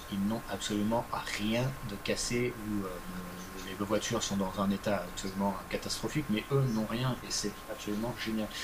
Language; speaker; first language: French; native; French